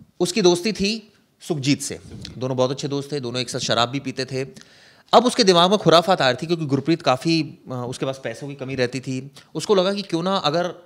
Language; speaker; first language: Hindi; native; Hindi